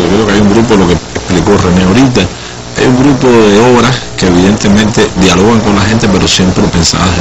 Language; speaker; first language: Spanish; native; Spanish